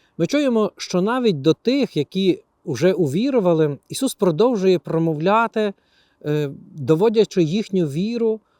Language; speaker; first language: Ukrainian; native; Ukrainian